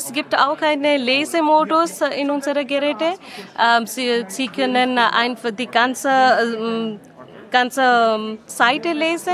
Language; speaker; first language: German; non-native, learner; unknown